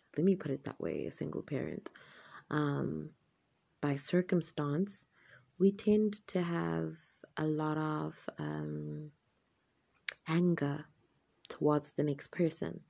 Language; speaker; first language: English; non-native, local second language; Shona